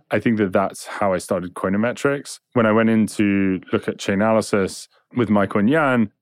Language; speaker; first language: English; native; English